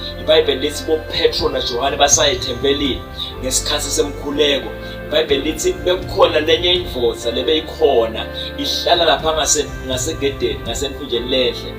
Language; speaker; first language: Zulu; non-native, local second language; Swati